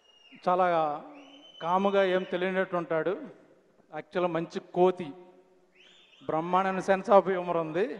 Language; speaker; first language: Telugu; native; Telugu